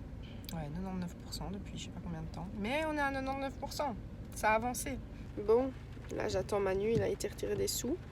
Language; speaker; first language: French; native; French